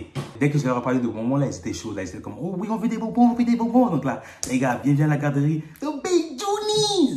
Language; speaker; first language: French; native; French